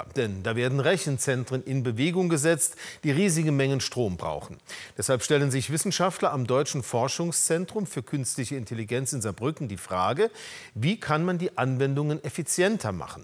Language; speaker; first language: German; native; German